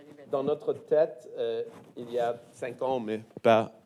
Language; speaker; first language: French; non-native, learner; English